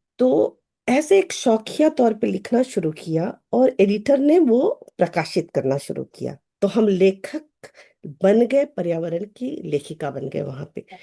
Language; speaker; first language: Hindi; native; Hindi